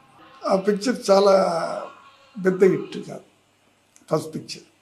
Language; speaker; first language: Telugu; non-native, learner; Tamil